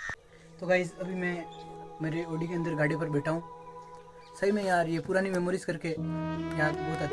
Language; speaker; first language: Hindi; non-native, local second language; Rajasthani